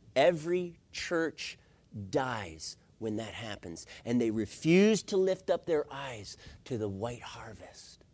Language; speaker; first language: English; native; English